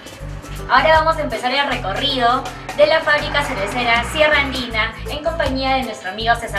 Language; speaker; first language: Spanish; native; Spanish